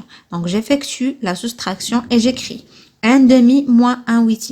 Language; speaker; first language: French; non-native, local second language; Arabic